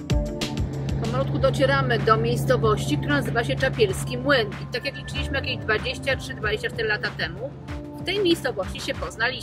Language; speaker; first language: Polish; native; Polish